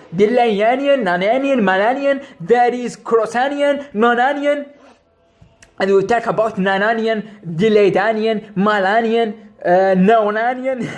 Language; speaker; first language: English; non-native, local second language; Arabic